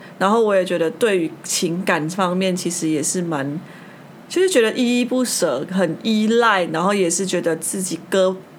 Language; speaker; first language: Chinese; native; Chinese